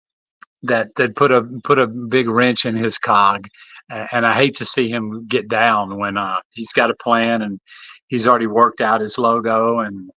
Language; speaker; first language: English; native; English